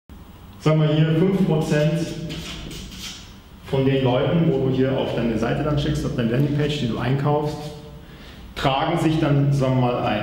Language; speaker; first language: German; native; German